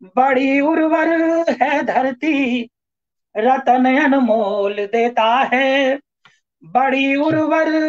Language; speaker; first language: Hindi; native; Hindi